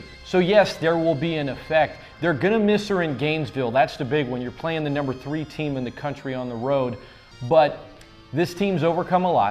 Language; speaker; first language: English; native; English